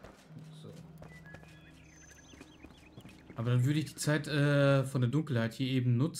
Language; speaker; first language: German; native; German